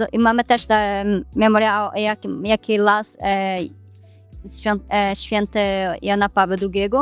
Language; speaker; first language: Polish; non-native, learner; Portuguese